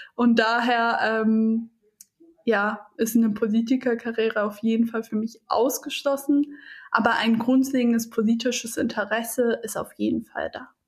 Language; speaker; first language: German; early bilingual, other home language; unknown